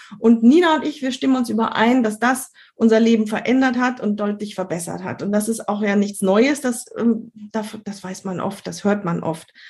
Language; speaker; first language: German; native; German